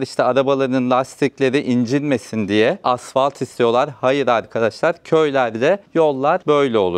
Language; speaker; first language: Turkish; native; Turkish